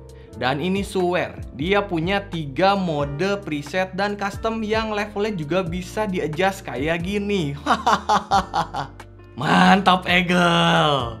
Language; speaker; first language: Indonesian; native; Indonesian